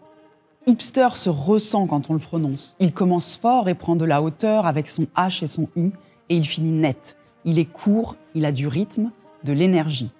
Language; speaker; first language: French; native; French